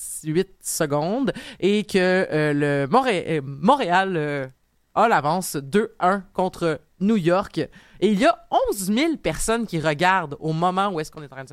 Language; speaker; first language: French; native; French